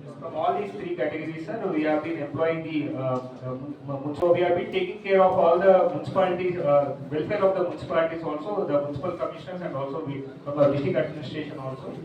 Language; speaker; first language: English; non-native, local second language; Telugu